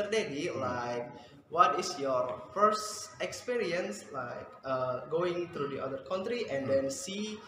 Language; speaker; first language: English; non-native, fluent; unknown